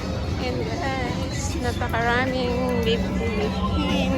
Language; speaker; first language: Filipino; native; Filipino